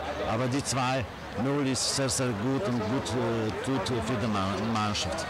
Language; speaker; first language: German; non-native, learner; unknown